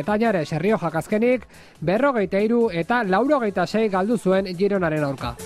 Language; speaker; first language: Basque; native; Basque